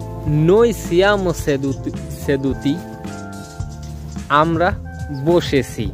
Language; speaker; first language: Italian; non-native, learner; Bangla